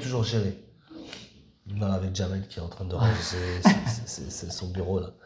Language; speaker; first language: French; native; French